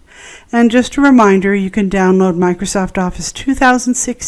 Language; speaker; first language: English; native; English